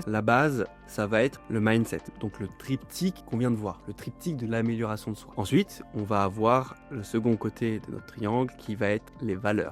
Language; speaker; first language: French; native; French